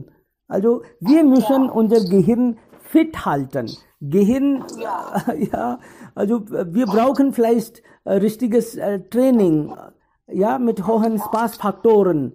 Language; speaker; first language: German; non-native, learner; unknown